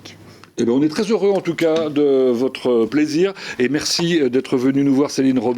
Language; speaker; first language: French; native; French